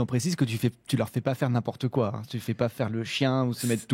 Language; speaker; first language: French; native; French